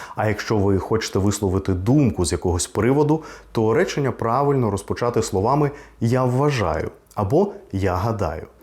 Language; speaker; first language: Ukrainian; non-native, local second language; Russian